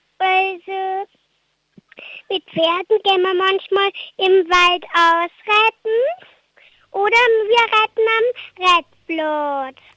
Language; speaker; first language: German; native; German